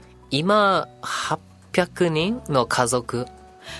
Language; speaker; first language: Japanese; non-native, learner; English